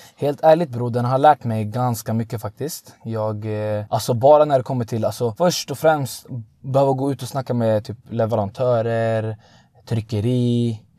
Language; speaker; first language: Swedish; early bilingual, other home language; Arabic